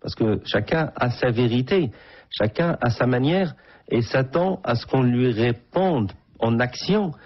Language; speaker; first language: French; non-native, local second language; Arabic